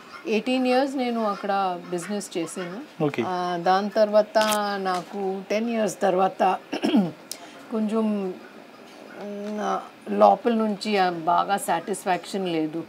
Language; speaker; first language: Telugu; non-native, learner; Hindi